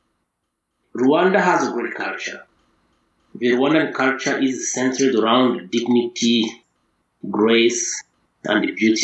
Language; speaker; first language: English; non-native, local second language; Kinyarwanda